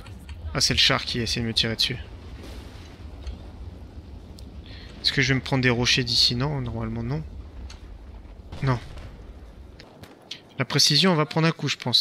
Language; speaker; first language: French; native; French